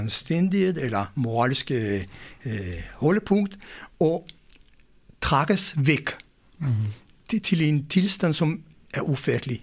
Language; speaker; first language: Danish; non-native, fluent; Hebrew